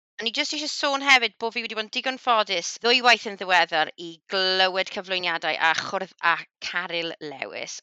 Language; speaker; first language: Welsh; native; Welsh